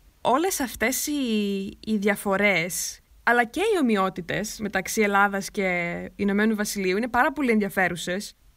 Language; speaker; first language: Greek; native; Greek